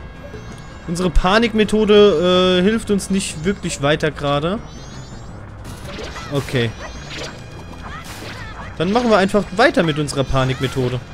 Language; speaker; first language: German; native; German